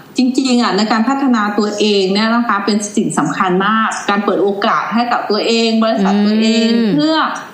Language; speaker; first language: Thai; non-native, local second language; Iu Mien